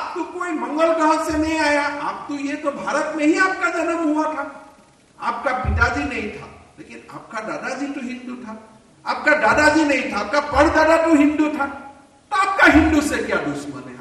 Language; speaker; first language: Hindi; non-native, local second language; Assamese